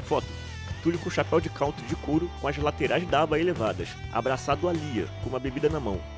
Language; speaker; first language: Portuguese; native; Portuguese